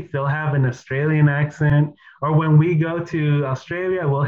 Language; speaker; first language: English; early bilingual, other home language; Spanish